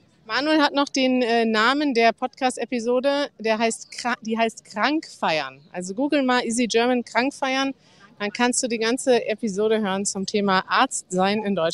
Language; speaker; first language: German; native; German